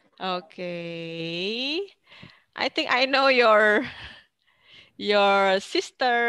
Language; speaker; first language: English; non-native, fluent; Indonesian